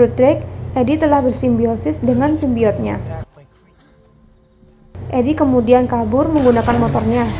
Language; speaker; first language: Indonesian; native; Indonesian